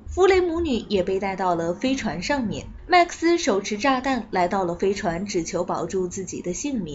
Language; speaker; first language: Chinese; native; Chinese